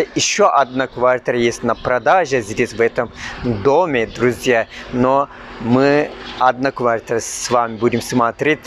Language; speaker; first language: Russian; non-native, learner; Turkish